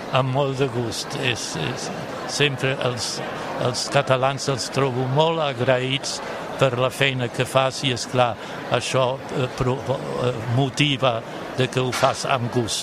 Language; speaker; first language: Catalan; non-native, fluent; German